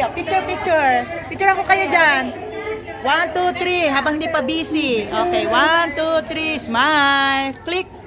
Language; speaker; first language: Filipino; non-native, local second language; Iloko